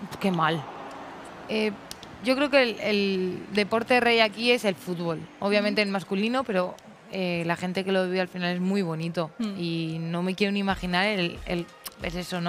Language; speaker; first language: Spanish; native; Spanish